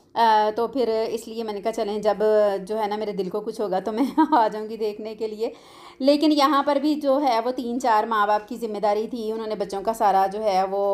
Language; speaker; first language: Urdu; non-native, local second language; Punjabi